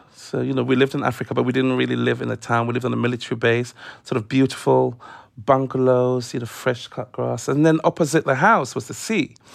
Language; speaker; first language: English; non-native, local second language; Akan